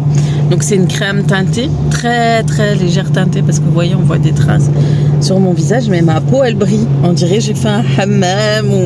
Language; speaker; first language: French; native; French